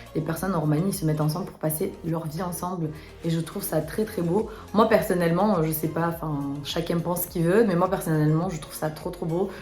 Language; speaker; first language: French; early bilingual, other home language; Romanian